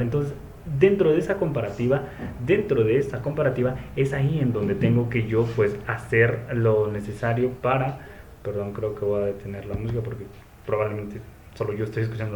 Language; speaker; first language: Spanish; native; Spanish